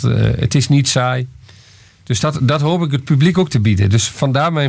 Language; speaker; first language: Dutch; native; Dutch